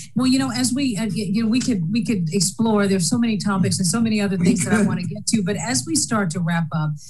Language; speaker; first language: English; native; English